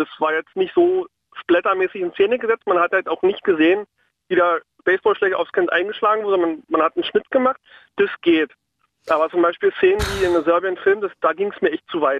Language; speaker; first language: German; native; German